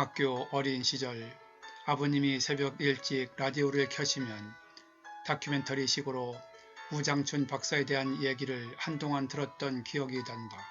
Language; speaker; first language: Korean; native; Korean